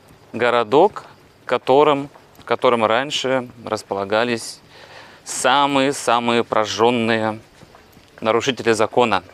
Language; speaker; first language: Russian; native; Russian